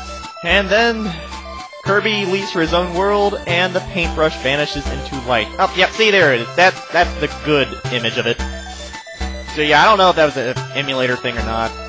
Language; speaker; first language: English; native; English